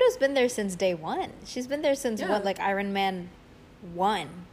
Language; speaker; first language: English; non-native, fluent; Indonesian